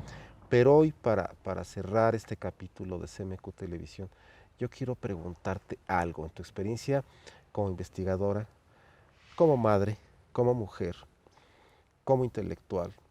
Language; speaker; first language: Spanish; native; Spanish